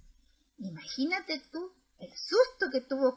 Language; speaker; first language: Spanish; native; Spanish